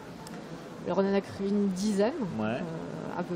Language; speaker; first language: French; native; French